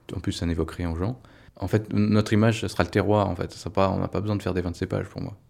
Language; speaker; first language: French; native; French